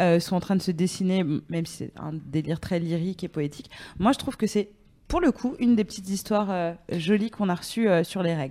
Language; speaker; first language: French; native; French